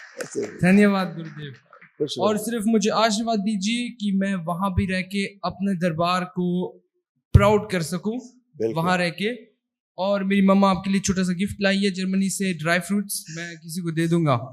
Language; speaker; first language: Hindi; early bilingual, heritage; Hindi